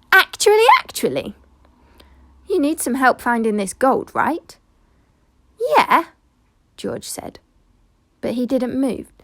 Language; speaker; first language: English; native; English